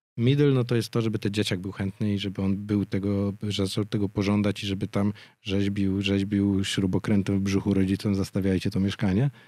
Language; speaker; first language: Polish; native; Polish